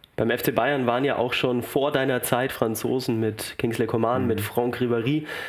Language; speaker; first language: German; native; German